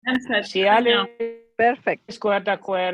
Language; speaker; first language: Spanish; non-native, learner; French